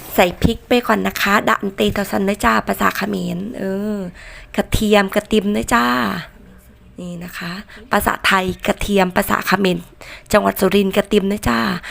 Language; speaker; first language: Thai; non-native, local second language; Northern Khmer